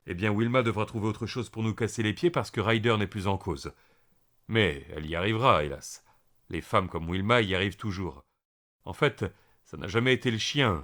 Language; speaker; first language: French; native; French